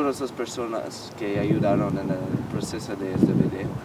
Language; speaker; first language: Spanish; non-native, learner; English